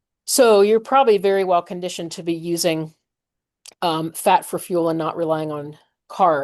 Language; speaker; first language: English; native; English